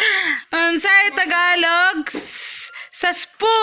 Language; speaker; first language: Filipino; non-native, local second language; Cebuano